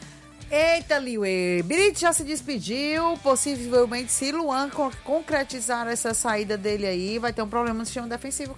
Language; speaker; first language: Portuguese; native; Portuguese